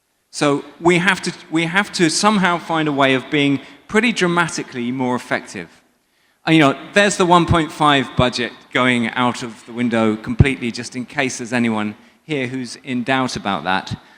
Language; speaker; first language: English; native; English